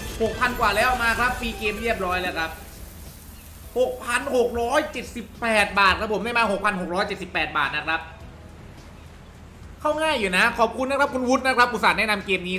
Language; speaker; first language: Thai; native; Thai